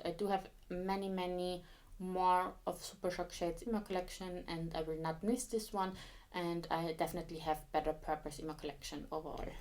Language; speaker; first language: English; non-native, fluent; German